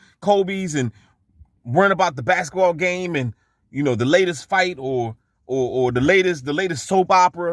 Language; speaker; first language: English; native; English